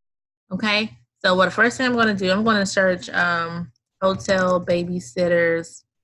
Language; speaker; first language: English; native; English